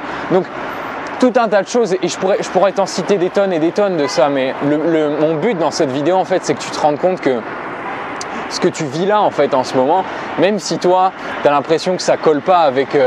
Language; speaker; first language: French; native; French